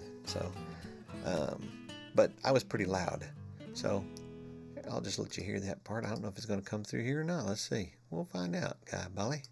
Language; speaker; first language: English; native; English